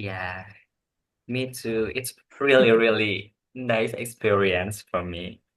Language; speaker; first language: English; non-native, learner; Indonesian